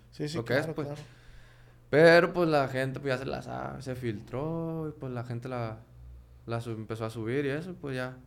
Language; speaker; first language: Spanish; native; Spanish